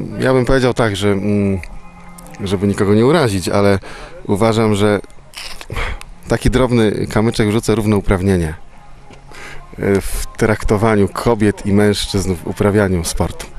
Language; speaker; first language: Polish; native; Polish